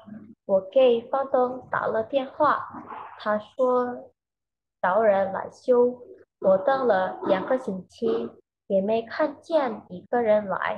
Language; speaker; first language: Chinese; non-native, fluent; Indonesian